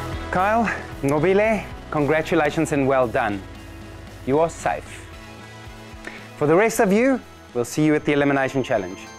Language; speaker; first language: English; non-native, local second language; Afrikaans